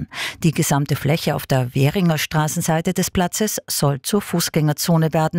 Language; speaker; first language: German; native; German